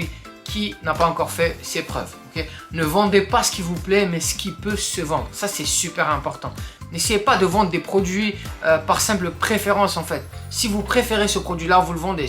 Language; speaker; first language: French; native; French